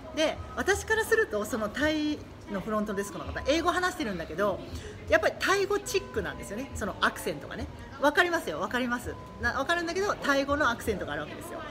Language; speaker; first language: Japanese; native; Japanese